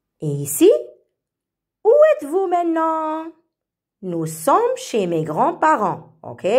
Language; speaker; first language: French; non-native, fluent; Arabic